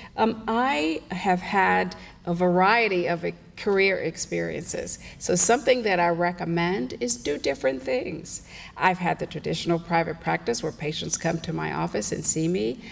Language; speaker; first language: English; native; English